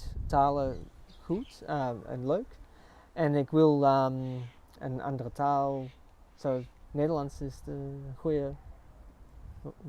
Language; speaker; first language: Dutch; early bilingual, heritage; English